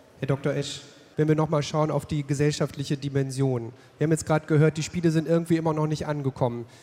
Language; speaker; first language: German; native; German